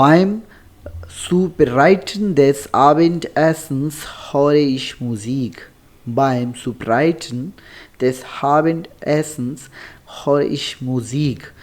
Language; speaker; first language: German; non-native, learner; Urdu